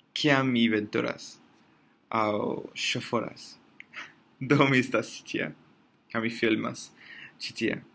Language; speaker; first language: Esperanto; non-native, learner; English